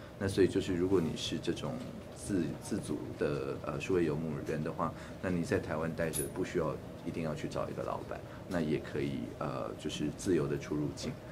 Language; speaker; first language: Chinese; native; Chinese